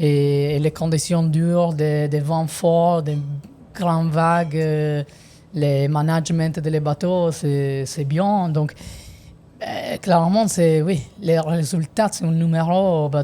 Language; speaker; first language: French; non-native, learner; Italian